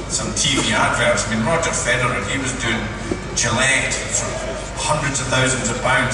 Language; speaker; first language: English; native; English